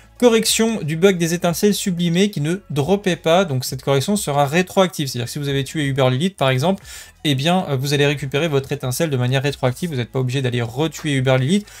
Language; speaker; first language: French; native; French